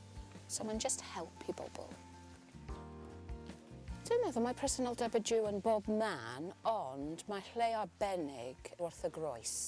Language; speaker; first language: Welsh; non-native, learner; English